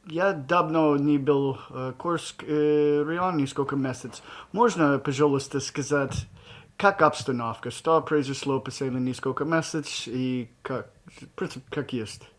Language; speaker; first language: Russian; non-native, learner; English